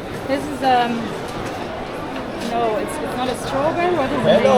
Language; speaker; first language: English; non-native, fluent; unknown